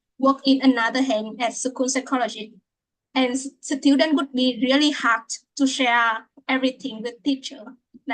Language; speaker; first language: English; non-native, learner; Vietnamese